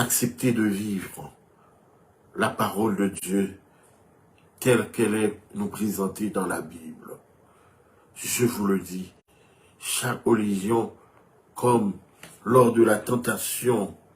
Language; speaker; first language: French; non-native, local second language; Haitian Creole